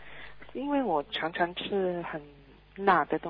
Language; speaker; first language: Chinese; early bilingual, heritage; Chinese